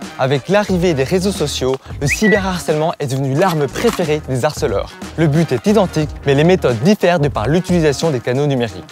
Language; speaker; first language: French; early bilingual, other home language; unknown